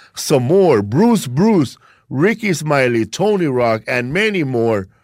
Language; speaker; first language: English; early bilingual, other home language; Spanish